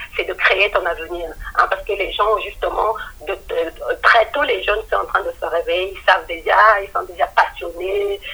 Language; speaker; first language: French; non-native, local second language; Lingala